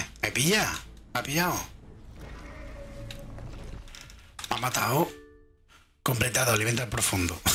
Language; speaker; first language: Spanish; native; Spanish